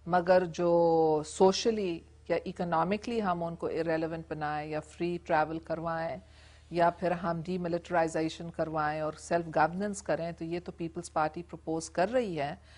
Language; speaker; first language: Urdu; non-native, local second language; English